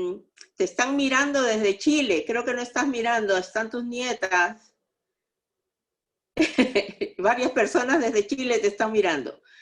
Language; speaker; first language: Spanish; native; Spanish